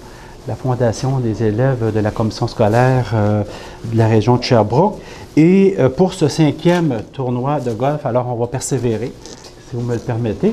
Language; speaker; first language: French; native; French